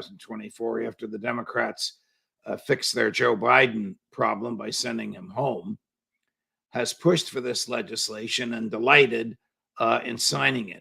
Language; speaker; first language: English; native; English